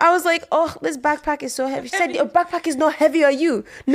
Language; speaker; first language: English; non-native, local second language; Yoruba